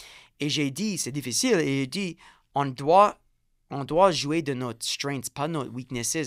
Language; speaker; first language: French; non-native, learner; English